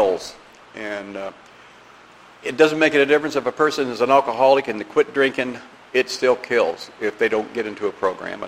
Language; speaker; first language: English; native; English